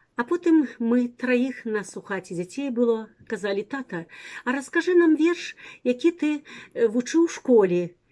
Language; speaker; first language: Belarusian; native; Belarusian